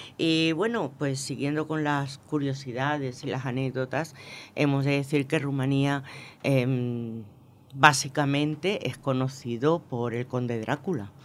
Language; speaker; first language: Spanish; native; Spanish